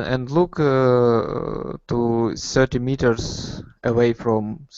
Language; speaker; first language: English; non-native, learner; Russian